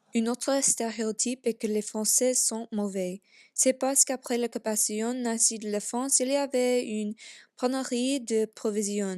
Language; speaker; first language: French; non-native, learner; English